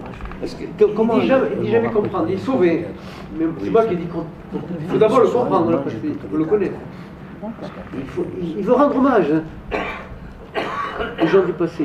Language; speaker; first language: French; native; French